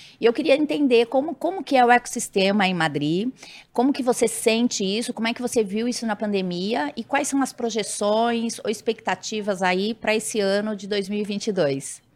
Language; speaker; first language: Portuguese; native; Portuguese